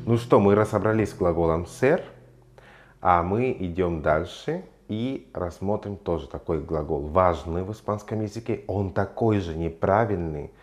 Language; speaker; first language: Russian; non-native, fluent; Spanish